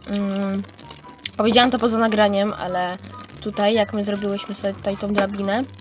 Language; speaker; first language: Polish; native; Polish